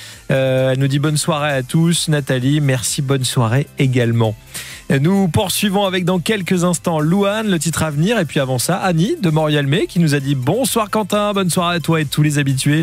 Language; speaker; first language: French; native; French